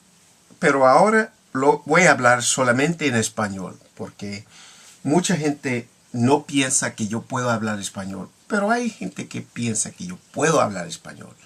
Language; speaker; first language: Spanish; non-native, learner; English